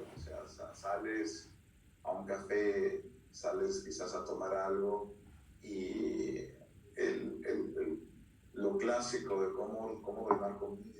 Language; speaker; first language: Spanish; early bilingual, heritage; Spanish